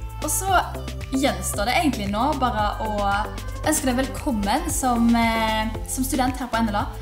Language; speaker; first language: Norwegian; native; Norwegian